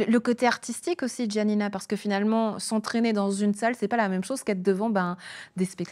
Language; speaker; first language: French; native; French